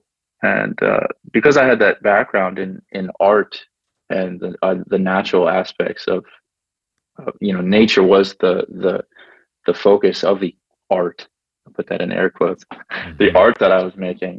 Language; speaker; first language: English; native; English